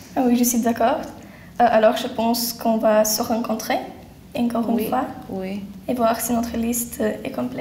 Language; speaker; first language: French; non-native, learner; Lithuanian